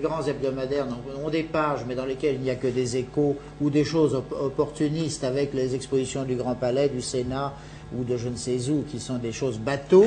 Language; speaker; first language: French; native; French